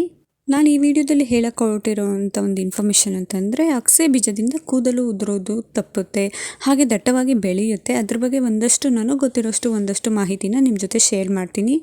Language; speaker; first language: Kannada; native; Kannada